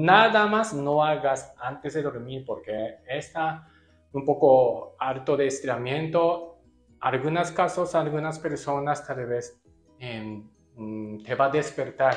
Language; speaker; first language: Spanish; non-native, learner; Japanese